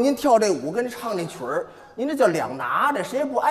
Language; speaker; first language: Chinese; native; Chinese